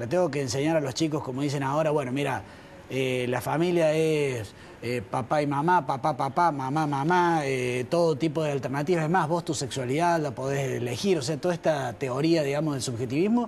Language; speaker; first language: Spanish; native; Spanish